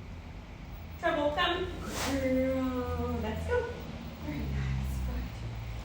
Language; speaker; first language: English; native; English